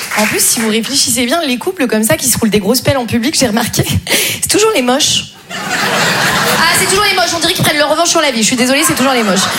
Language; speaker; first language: French; native; French